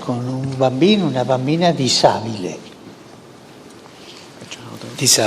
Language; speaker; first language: Italian; non-native, fluent; Spanish